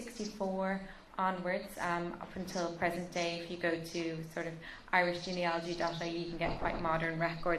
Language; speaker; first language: English; native; English